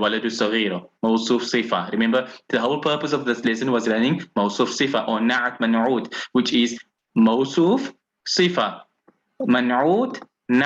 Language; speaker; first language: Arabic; non-native, fluent; English